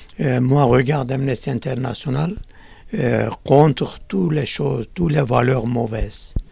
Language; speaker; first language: French; non-native, learner; Kurdish